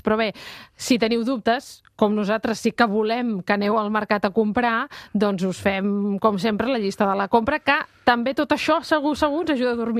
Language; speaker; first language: Catalan; native; Catalan